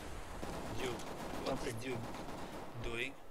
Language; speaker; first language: English; non-native, learner; Polish